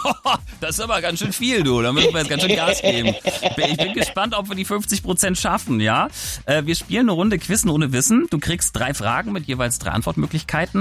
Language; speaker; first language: German; native; German